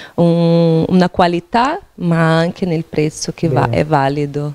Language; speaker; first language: Italian; non-native, fluent; Portuguese